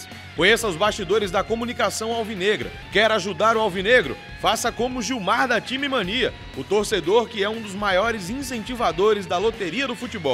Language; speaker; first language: Portuguese; native; Portuguese